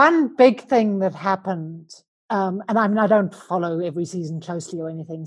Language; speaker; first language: English; native; English